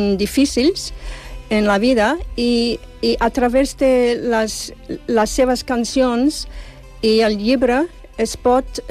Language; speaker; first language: Catalan; non-native, fluent; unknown